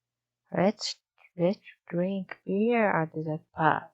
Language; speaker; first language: English; non-native, learner; Japanese